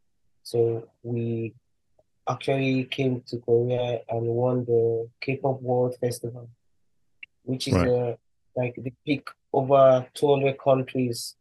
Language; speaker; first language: English; non-native, local second language; Igbo